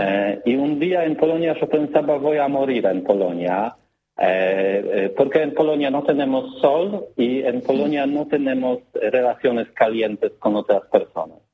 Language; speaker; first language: Spanish; non-native, learner; Polish